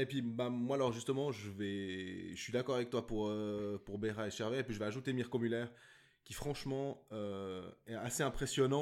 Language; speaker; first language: French; native; French